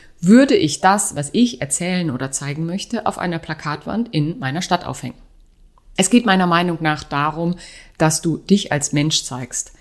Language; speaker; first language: German; native; German